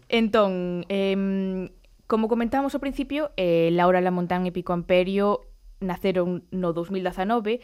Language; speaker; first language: Galician; native; Galician